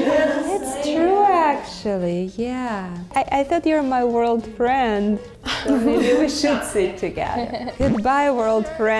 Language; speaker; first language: English; non-native, fluent; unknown